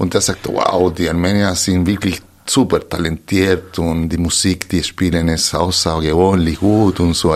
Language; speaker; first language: German; non-native, fluent; Spanish